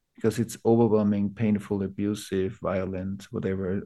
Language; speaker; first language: English; non-native, fluent; German